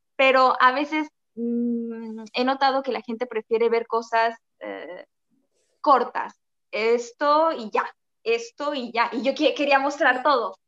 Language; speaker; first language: Spanish; native; Spanish